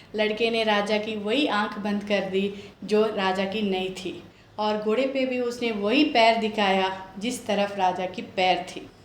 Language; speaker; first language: Hindi; non-native, local second language; Telugu